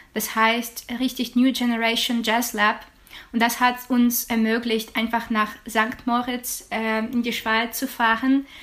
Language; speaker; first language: German; non-native, fluent; Ukrainian